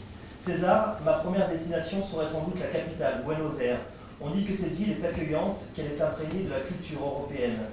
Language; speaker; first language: French; native; French